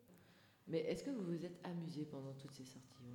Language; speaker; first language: French; native; French